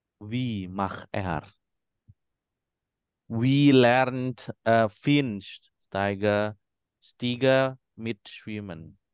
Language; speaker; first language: German; non-native, fluent; Indonesian